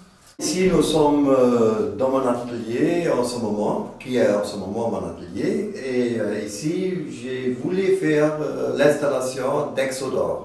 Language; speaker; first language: French; non-native, fluent; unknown